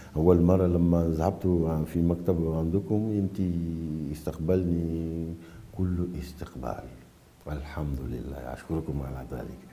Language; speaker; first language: Arabic; non-native, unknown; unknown